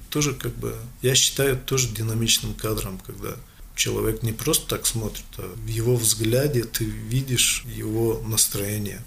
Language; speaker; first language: Russian; non-native, local second language; Tajik